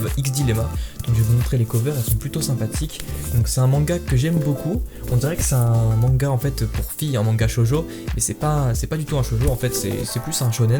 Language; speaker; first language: French; native; French